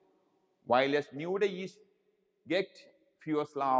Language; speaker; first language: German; non-native, learner; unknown